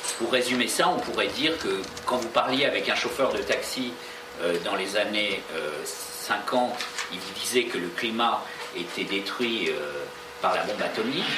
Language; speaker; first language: French; native; French